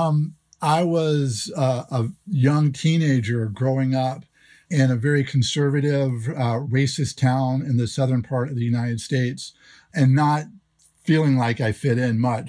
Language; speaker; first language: English; native; English